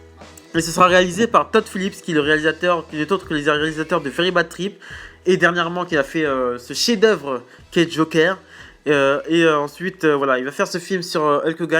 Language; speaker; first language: French; native; French